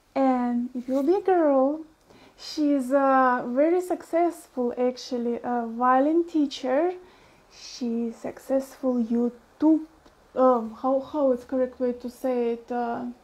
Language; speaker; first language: English; non-native, fluent; Ukrainian